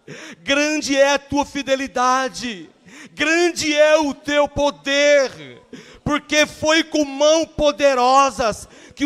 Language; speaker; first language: Portuguese; native; Portuguese